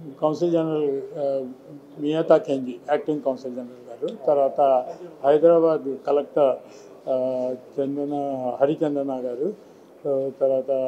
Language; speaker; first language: Telugu; native; Telugu